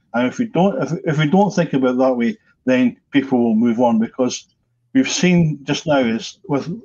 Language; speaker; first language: English; native; English